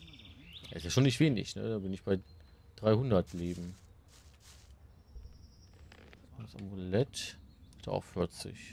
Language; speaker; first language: German; native; German